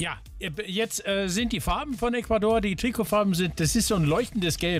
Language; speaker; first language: German; native; German